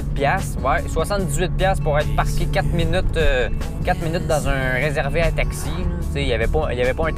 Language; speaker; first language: French; native; French